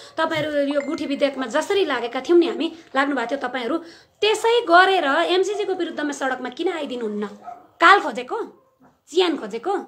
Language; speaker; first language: Nepali; native; Nepali